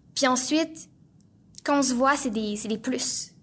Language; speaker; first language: French; native; French